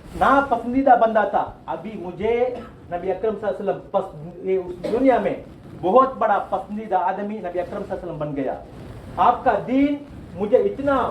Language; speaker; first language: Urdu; non-native, local second language; Tamil